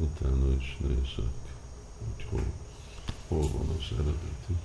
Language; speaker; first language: Hungarian; early bilingual, heritage; Hungarian